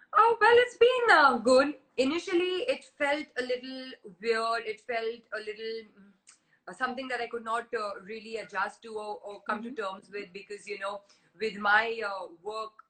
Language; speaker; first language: English; non-native, local second language; Hindi